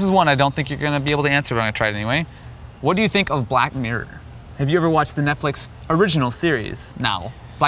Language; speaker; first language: English; native; English